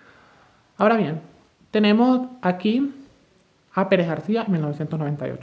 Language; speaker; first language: Spanish; native; Spanish